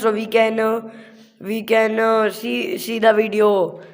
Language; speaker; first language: English; non-native, learner; Hindi